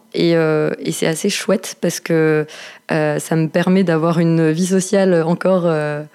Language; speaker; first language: French; native; French